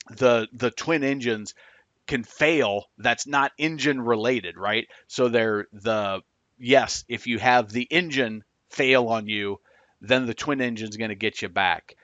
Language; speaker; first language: English; native; English